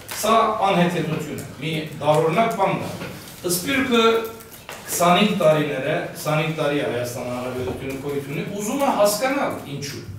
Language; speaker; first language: Armenian; early bilingual, heritage; Armenian